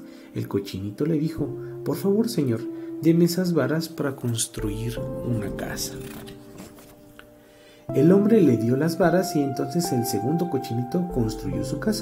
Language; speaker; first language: Spanish; native; Spanish